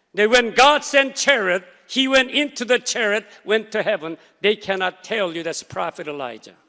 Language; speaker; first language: English; non-native, fluent; Korean